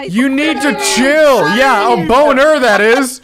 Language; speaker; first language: English; native; English